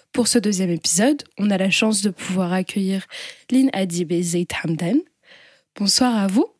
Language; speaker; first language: French; native; French